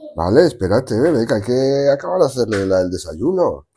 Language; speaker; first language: Spanish; native; Spanish